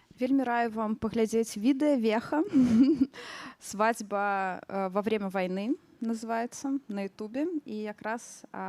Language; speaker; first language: Belarusian; non-native, local second language; Russian